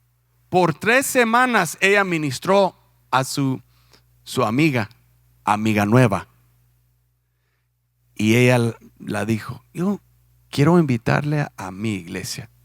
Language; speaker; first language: Spanish; non-native, fluent; English